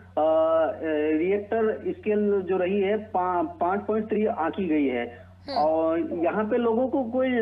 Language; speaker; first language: Hindi; native; Hindi